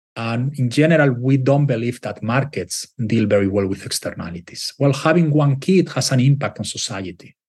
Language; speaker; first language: English; non-native, fluent; Spanish